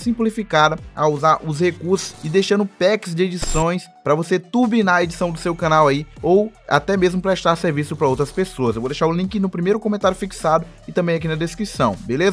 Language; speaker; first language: Portuguese; native; Portuguese